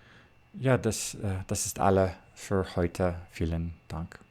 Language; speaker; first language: German; non-native, learner; English